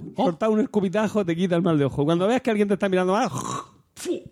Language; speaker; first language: Spanish; native; Spanish